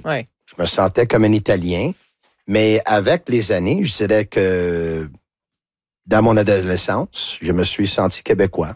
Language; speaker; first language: French; non-native, local second language; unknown